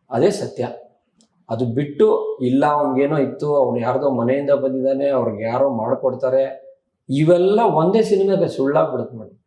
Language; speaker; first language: Kannada; native; Kannada